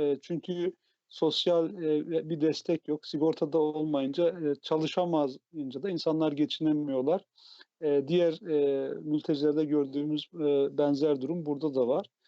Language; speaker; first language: Turkish; native; Turkish